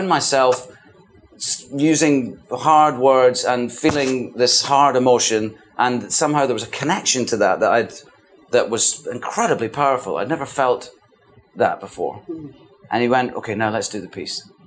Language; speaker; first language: English; native; English